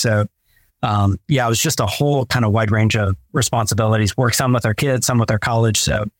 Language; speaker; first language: English; native; English